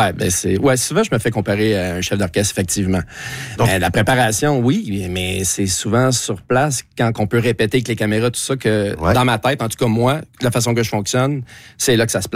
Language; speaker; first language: French; native; French